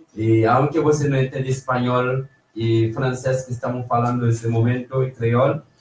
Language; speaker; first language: Portuguese; non-native, learner; Haitian Creole